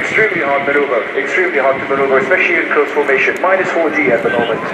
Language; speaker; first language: English; non-native, fluent; Arabic